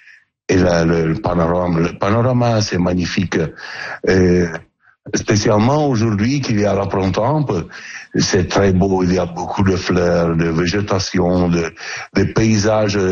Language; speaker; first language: French; non-native, learner; Italian